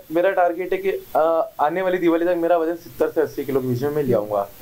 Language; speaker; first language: Hindi; native; Hindi